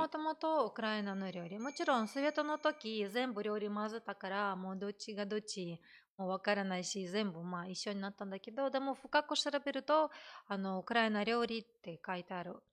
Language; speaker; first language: Japanese; non-native, fluent; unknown